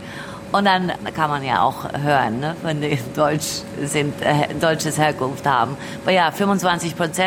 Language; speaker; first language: German; early bilingual, other home language; Albanian